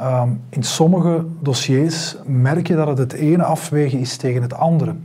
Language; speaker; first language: Dutch; native; Dutch